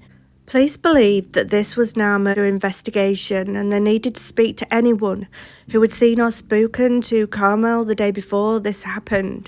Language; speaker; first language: English; native; English